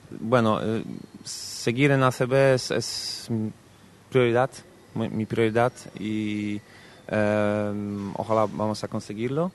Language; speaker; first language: Spanish; non-native, fluent; Polish